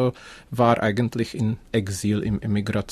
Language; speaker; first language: German; non-native, fluent; Czech